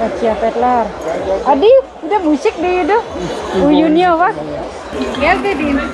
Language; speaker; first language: Turkish; non-native, learner; Indonesian